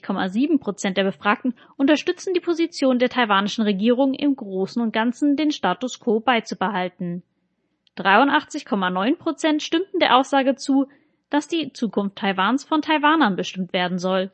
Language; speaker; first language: German; native; German